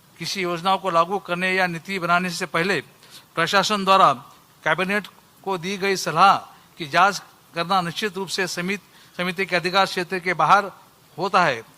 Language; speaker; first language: Hindi; non-native, local second language; Marathi